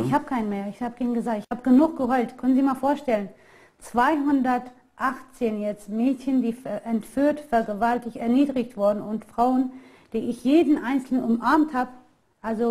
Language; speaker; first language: German; non-native, fluent; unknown